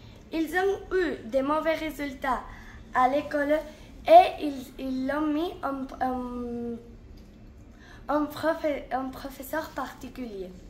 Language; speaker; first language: French; non-native, learner; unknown